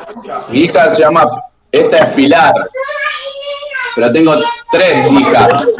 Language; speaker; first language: Spanish; native; Spanish